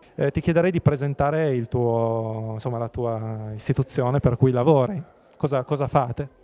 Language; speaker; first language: Italian; native; Italian